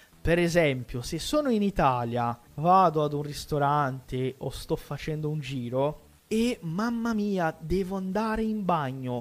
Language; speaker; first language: Italian; non-native, fluent; Portuguese